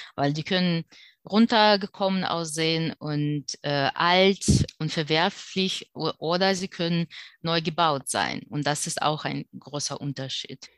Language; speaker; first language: German; non-native, fluent; Russian